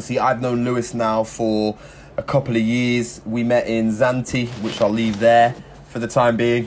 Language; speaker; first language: English; native; English